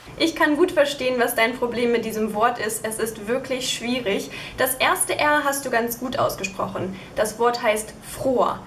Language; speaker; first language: German; native; German